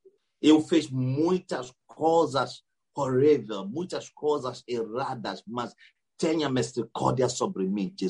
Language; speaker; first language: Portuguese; non-native, learner; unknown